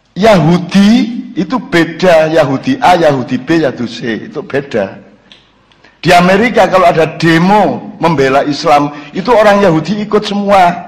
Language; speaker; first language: Indonesian; non-native, local second language; Javanese